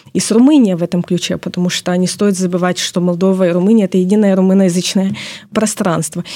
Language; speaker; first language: Russian; non-native, local second language; Ukrainian